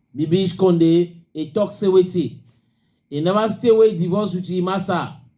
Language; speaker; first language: Nigerian Pidgin; native; Nigerian Pidgin